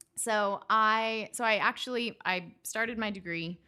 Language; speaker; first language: English; native; English